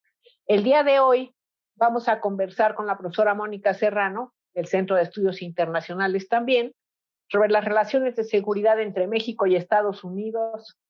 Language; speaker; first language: Spanish; native; Spanish